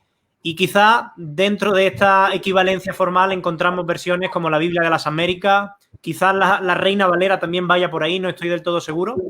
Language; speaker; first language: Spanish; native; Spanish